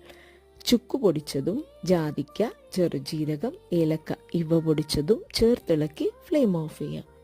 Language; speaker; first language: Malayalam; native; Malayalam